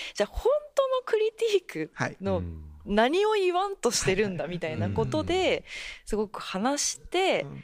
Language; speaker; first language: Japanese; native; Japanese